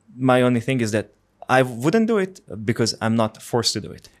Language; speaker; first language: English; non-native, fluent; Hungarian